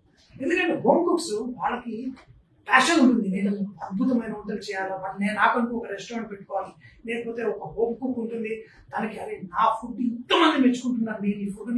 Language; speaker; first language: Telugu; native; Telugu